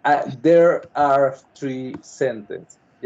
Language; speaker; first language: English; non-native, learner; Spanish